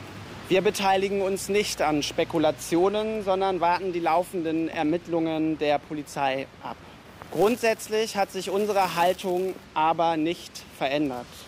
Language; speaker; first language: German; native; German